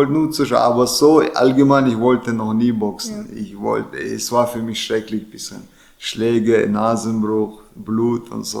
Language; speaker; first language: German; non-native, learner; Chechen